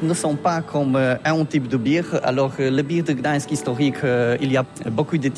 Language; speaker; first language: French; non-native, learner; Polish